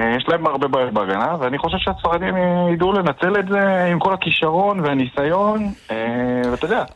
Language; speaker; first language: Hebrew; native; Hebrew